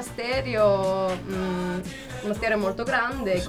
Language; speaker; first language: Italian; non-native, fluent; German